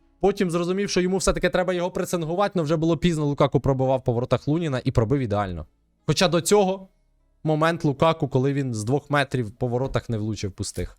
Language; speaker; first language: Ukrainian; native; Ukrainian